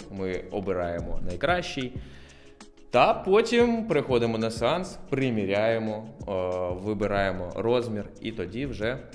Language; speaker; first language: Ukrainian; non-native, local second language; Russian